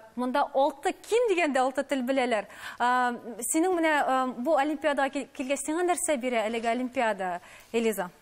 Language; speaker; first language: Tatar; native; Tatar